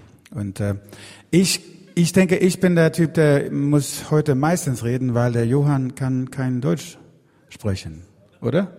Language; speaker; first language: German; non-native, fluent; Swedish